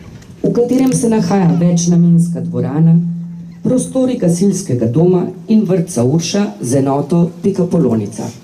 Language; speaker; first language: Slovenian; native; Slovenian